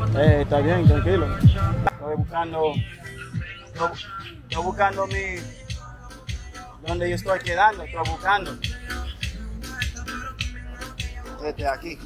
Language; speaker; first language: Spanish; non-native, learner; English